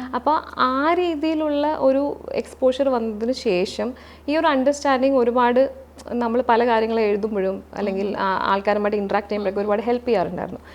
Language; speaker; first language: Malayalam; native; Malayalam